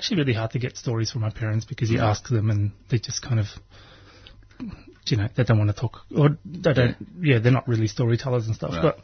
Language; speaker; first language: English; non-native, local second language; Croatian